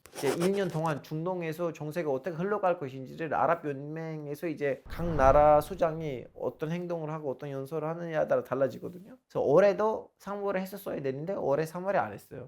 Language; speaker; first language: Korean; non-native, fluent; Turkish